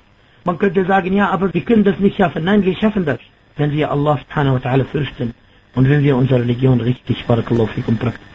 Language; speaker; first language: German; non-native, fluent; Arabic